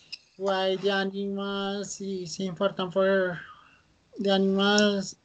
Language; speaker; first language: English; non-native, learner; Spanish